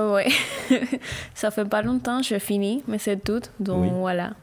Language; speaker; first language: French; non-native, learner; Spanish